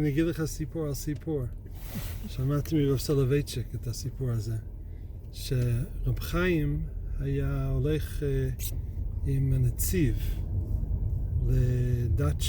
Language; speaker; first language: Hebrew; non-native, fluent; English